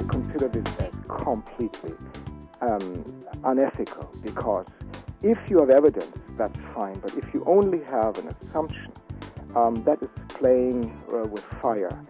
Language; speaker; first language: English; non-native, fluent; German